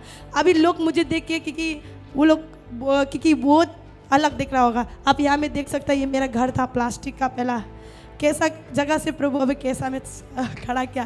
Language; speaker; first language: Hindi; non-native, local second language; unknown